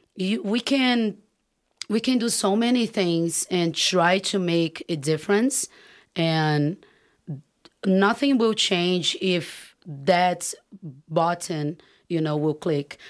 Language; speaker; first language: English; non-native, fluent; Portuguese